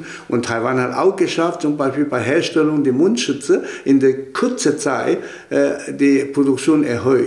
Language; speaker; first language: German; non-native, fluent; Chinese